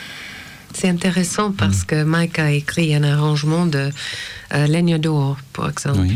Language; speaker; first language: French; non-native, fluent; English